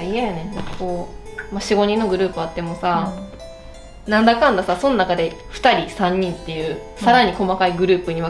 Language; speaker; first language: Japanese; native; Japanese